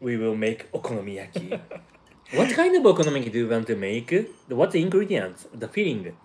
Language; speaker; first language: English; non-native, fluent; Japanese